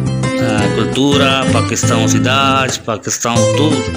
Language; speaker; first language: Portuguese; non-native, learner; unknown